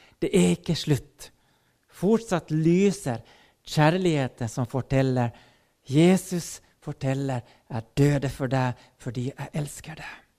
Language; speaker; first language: Norwegian; non-native, fluent; Finnish